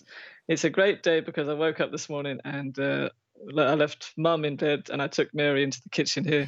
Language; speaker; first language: English; native; English